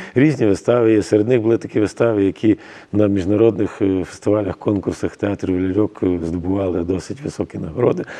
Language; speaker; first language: Ukrainian; native; Ukrainian